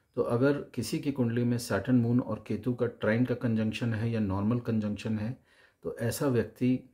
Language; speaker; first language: Hindi; native; Hindi